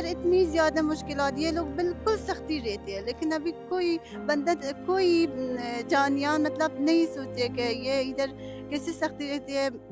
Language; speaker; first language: Hindi; non-native, learner; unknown